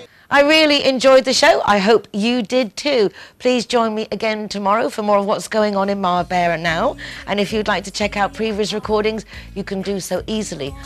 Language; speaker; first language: English; native; English